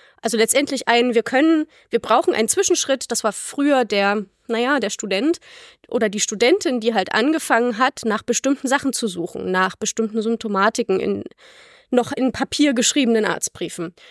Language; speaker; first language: German; native; German